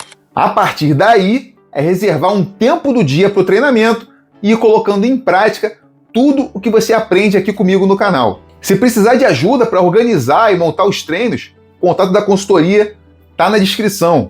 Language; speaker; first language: Portuguese; native; Portuguese